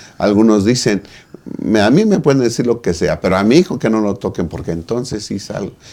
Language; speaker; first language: Spanish; native; Spanish